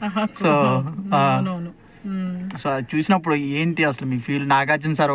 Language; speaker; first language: Telugu; native; Telugu